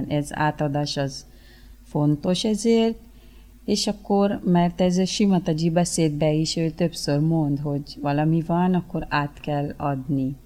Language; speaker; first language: Hungarian; early bilingual, other home language; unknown